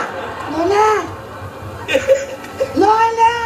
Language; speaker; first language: Filipino; native; Filipino